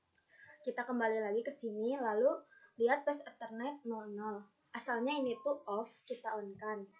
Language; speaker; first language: Indonesian; native; Indonesian